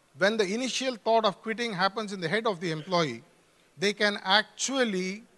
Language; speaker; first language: English; non-native, local second language; Tamil